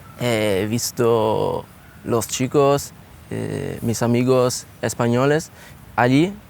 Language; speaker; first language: Spanish; non-native, learner; Italian